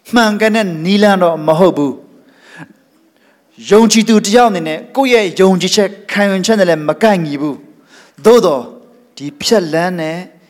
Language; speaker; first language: Burmese; non-native, local second language; Hakha Chin